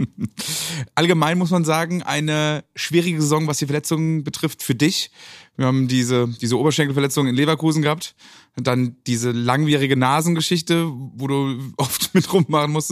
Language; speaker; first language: German; native; German